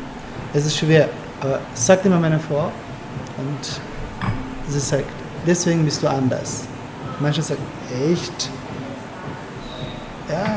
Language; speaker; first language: German; non-native, learner; Turkish